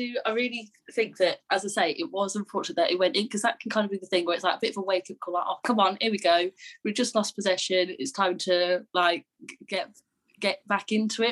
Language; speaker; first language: English; native; English